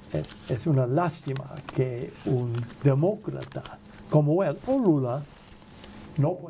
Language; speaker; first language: Spanish; non-native, fluent; English